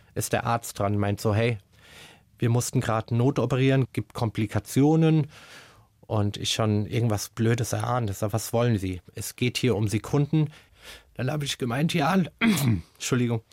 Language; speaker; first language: German; native; German